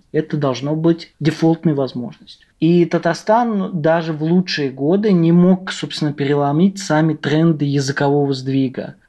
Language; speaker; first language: Russian; native; Russian